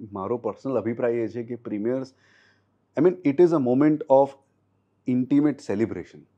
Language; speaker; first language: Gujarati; non-native, local second language; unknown